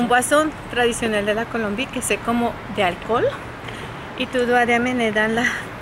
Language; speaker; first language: French; non-native, learner; Spanish